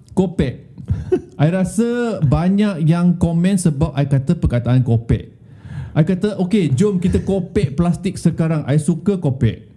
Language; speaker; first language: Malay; non-native, local second language; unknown